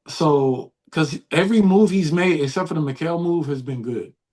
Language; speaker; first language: English; native; English